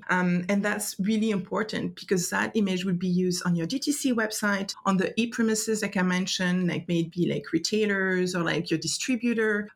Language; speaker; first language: English; non-native, fluent; French